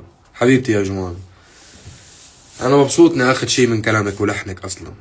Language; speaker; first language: Arabic; native; Arabic